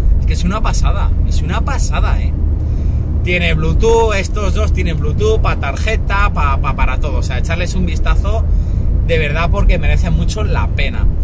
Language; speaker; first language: Spanish; native; Spanish